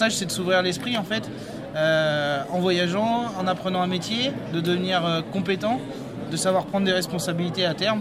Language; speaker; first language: French; native; French